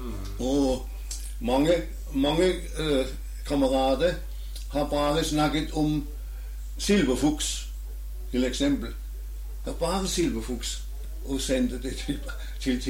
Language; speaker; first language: Danish; non-native, learner; German